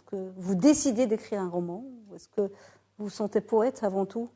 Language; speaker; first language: French; non-native, local second language; Arabic